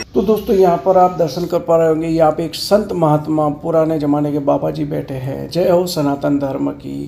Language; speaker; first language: Hindi; non-native, local second language; Gujarati